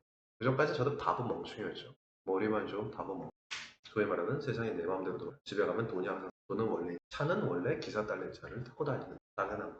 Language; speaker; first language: Korean; native; Korean